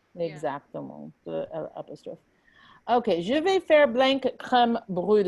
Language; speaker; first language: French; non-native, fluent; English